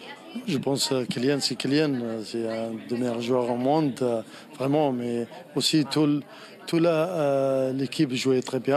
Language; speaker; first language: French; non-native, learner; Arabic